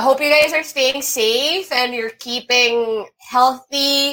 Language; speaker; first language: English; non-native, local second language; Filipino